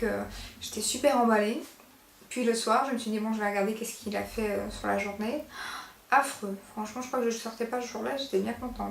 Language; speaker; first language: French; native; French